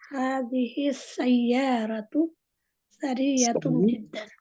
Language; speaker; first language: Arabic; non-native, learner; Bangla